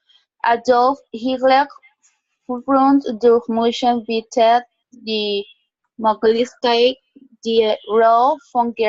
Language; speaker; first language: German; non-native, learner; Spanish